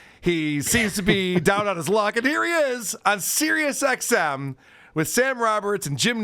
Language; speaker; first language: English; native; English